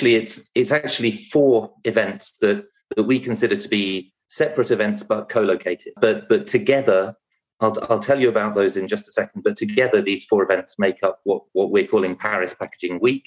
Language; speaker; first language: English; native; English